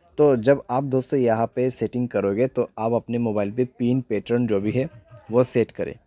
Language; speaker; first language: Hindi; native; Hindi